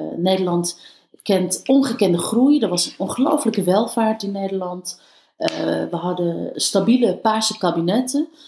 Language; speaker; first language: Dutch; early bilingual, other home language; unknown